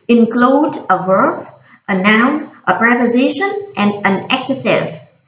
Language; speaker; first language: English; non-native, fluent; Vietnamese